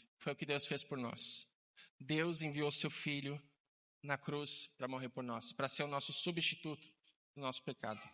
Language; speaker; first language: Portuguese; native; Portuguese